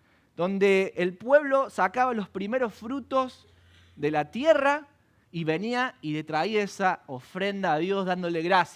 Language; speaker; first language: Spanish; native; Spanish